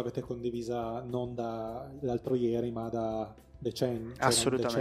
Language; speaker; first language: Italian; native; Italian